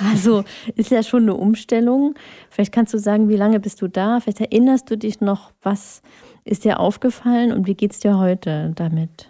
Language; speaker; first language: German; native; German